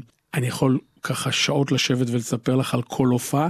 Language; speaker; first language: Hebrew; native; Hebrew